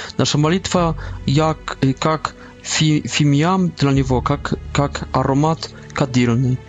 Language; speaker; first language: Polish; non-native, learner; Russian